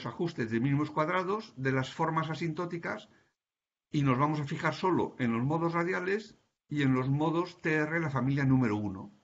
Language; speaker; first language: Spanish; native; Spanish